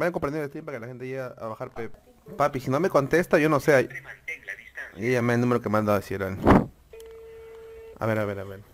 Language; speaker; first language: Spanish; native; Spanish